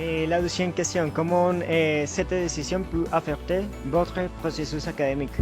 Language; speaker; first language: French; non-native, learner; Spanish